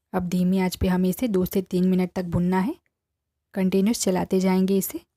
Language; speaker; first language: Hindi; non-native, local second language; Gujarati